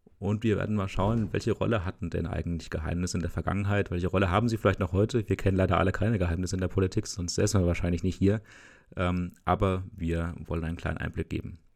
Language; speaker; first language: German; native; German